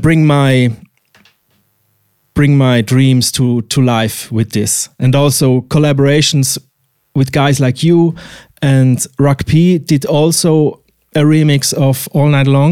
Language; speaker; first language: English; non-native, fluent; Swiss German